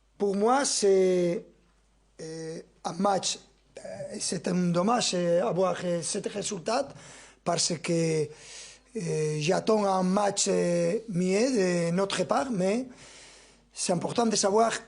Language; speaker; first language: French; non-native, fluent; Spanish